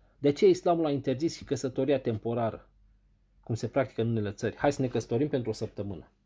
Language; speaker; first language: Romanian; non-native, fluent; Arabic